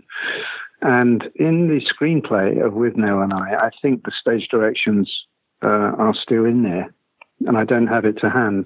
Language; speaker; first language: English; native; English